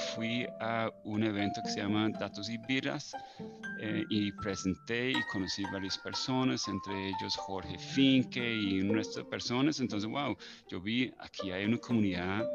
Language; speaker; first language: Spanish; non-native, fluent; English